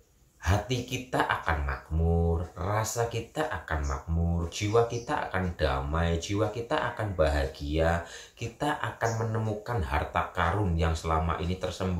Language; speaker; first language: Indonesian; native; Indonesian